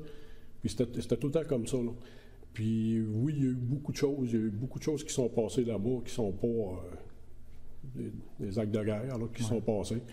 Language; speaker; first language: French; native; French